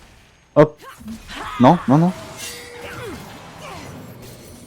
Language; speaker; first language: French; native; French